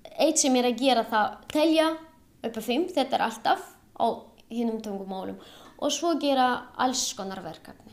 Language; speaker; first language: Icelandic; non-native, learner; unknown